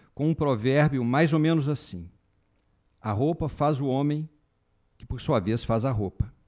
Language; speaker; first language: Portuguese; native; Portuguese